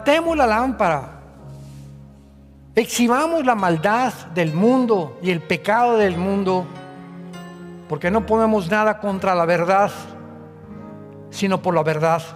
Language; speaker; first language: Spanish; native; Spanish